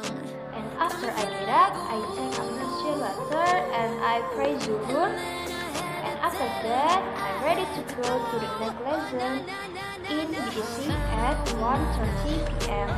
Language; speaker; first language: English; non-native, learner; Indonesian